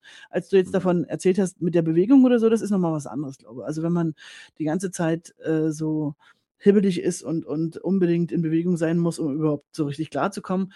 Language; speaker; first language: German; native; German